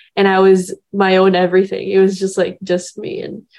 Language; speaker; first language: English; early bilingual, other home language; Indonesian